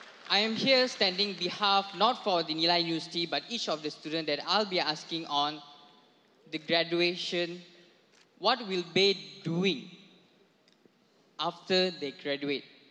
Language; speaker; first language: English; non-native, local second language; Tamil